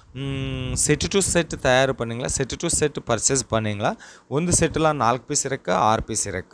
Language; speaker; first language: Tamil; non-native, local second language; Kannada